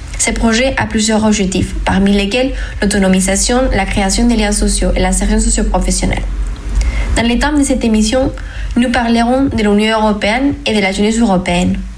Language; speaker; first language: French; non-native, fluent; Spanish